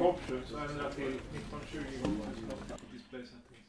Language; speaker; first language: Swedish; native; Swedish